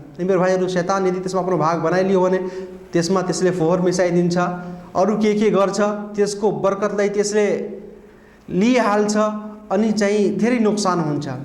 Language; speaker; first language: Nepali; non-native, local second language; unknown